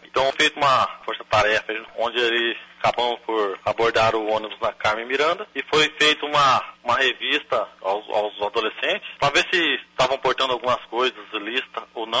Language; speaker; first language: Portuguese; native; Portuguese